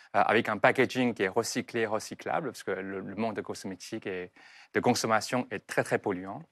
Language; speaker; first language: French; non-native, fluent; Chinese